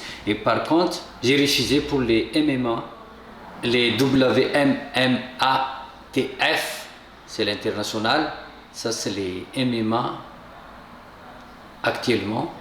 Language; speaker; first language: French; non-native, local second language; Malagasy